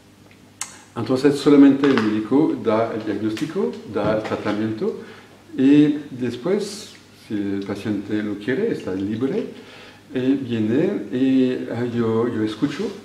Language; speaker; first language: Spanish; non-native, fluent; French